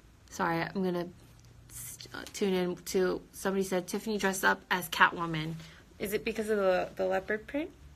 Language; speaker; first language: English; early bilingual, other home language; Korean